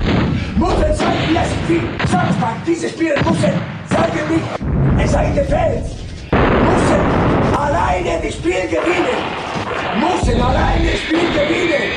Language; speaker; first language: German; non-native, learner; Italian